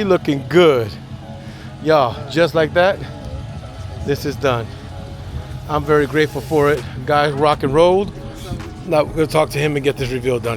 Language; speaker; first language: English; native; English